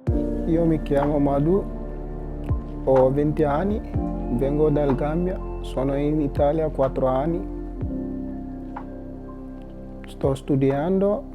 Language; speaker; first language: Italian; non-native, learner; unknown